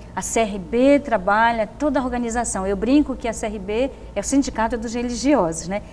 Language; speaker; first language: Portuguese; native; Portuguese